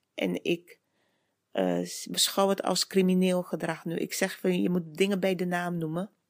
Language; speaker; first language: Dutch; native; Dutch